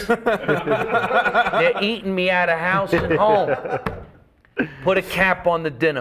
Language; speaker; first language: English; native; English